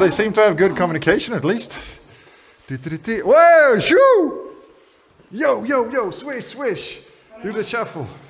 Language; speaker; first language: English; non-native, fluent; Swedish